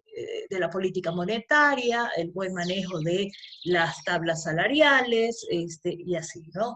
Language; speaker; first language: Spanish; native; Spanish